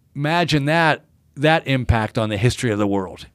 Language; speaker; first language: English; native; English